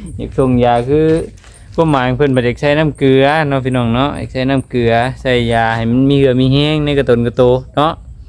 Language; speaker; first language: Thai; native; Thai